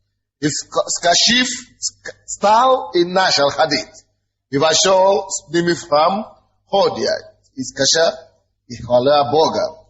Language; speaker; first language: Russian; non-native, fluent; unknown